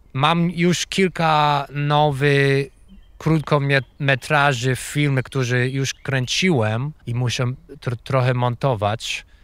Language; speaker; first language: Polish; non-native, fluent; English